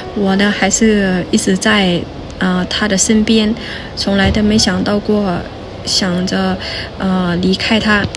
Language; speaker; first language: Chinese; non-native, fluent; Lao